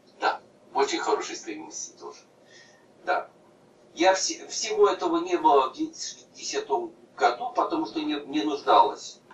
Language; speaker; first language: Russian; native; Russian